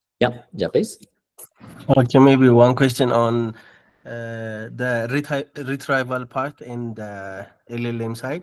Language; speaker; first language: English; non-native, learner; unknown